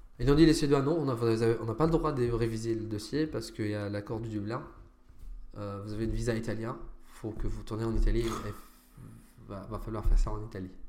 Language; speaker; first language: French; non-native, fluent; Arabic